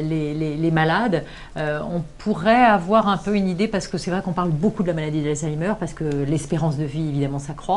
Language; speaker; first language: French; native; French